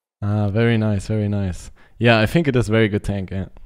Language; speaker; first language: English; non-native, learner; German